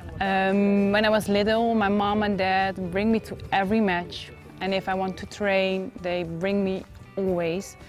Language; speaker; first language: English; non-native, fluent; Dutch